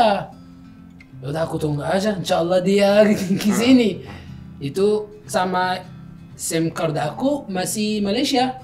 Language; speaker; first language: Indonesian; non-native, learner; Arabic